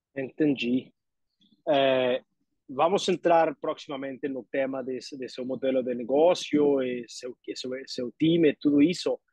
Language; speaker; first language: Portuguese; non-native, learner; Spanish